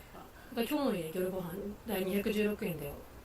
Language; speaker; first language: Japanese; native; Japanese